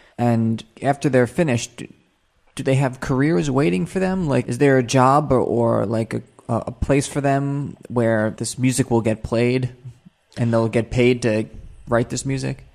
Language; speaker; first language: English; native; English